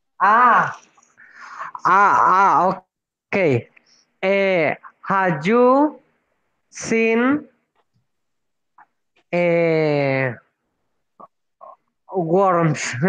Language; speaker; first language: English; non-native, learner; Spanish